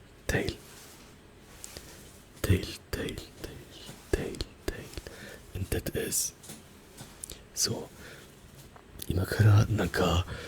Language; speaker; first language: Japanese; non-native, learner; German